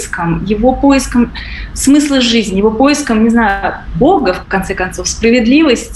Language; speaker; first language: Russian; native; Russian